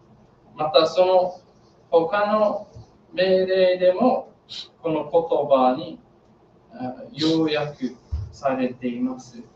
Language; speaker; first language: Japanese; non-native, learner; English